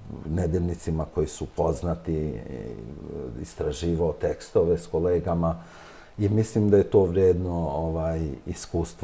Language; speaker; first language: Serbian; non-native, local second language; Albanian